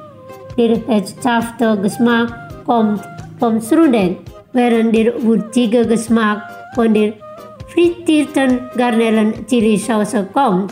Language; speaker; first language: German; non-native, learner; Indonesian